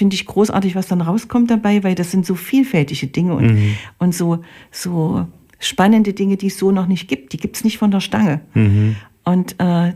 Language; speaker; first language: German; native; German